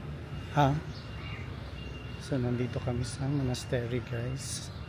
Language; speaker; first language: Filipino; native; Filipino